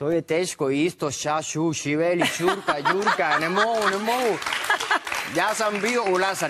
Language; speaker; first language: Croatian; non-native, learner; Spanish